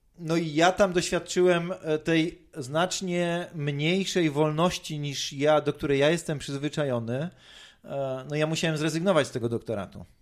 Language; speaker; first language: Polish; native; Polish